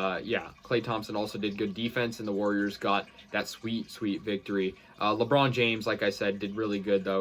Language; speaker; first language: English; native; English